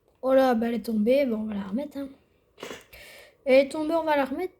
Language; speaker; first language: French; native; French